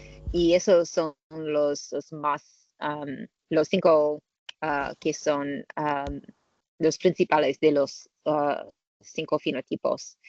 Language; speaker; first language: Spanish; non-native, learner; English